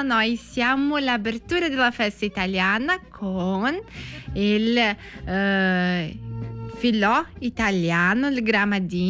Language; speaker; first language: Italian; non-native, learner; Portuguese